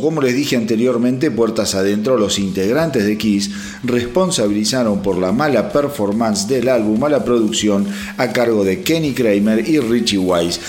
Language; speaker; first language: Spanish; native; Spanish